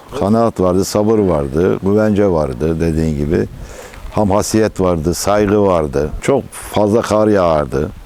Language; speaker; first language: Turkish; native; Turkish